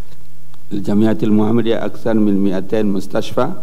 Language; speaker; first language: Arabic; non-native, fluent; Indonesian